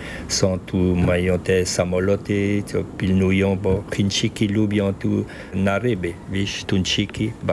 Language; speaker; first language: Polish; early bilingual, heritage; Polish